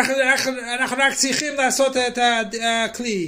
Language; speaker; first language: Hebrew; non-native, fluent; English